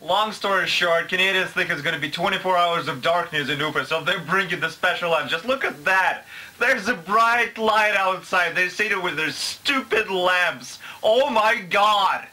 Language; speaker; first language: English; non-native, fluent; Russian